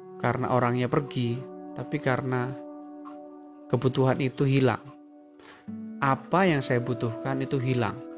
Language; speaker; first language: Indonesian; native; Indonesian